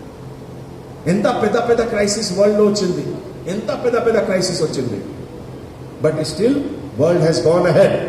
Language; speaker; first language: Telugu; non-native, fluent; Hindi